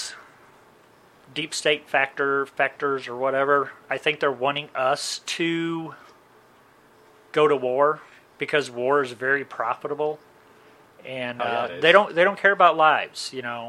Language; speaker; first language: English; native; English